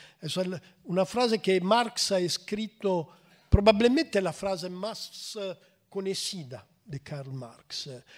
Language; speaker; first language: Italian; native; Italian